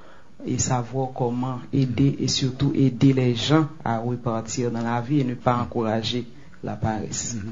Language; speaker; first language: French; non-native, local second language; Haitian Creole